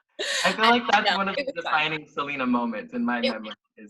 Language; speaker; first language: English; native; English